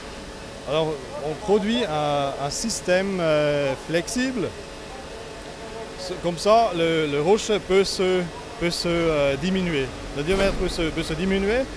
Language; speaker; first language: French; non-native, local second language; Italian